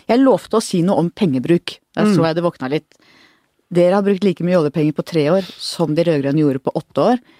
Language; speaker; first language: Norwegian; native; Norwegian